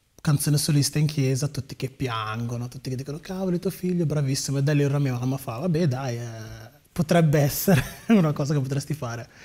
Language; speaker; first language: Italian; early bilingual, other home language; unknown